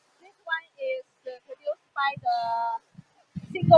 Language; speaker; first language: English; non-native, fluent; Chinese